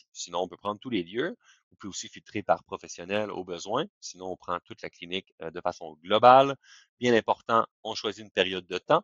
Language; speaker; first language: French; native; French